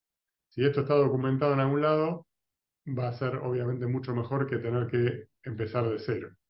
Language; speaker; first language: Spanish; native; Spanish